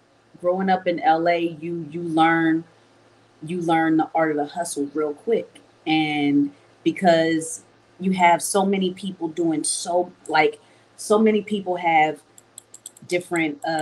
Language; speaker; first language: English; native; English